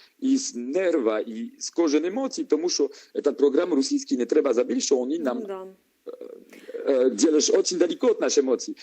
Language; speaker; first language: Ukrainian; non-native, learner; French